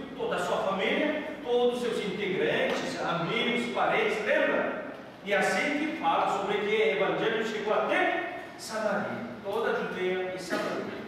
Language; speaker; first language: Portuguese; non-native, fluent; Korean